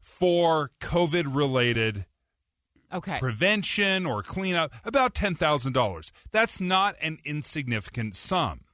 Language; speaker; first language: English; native; English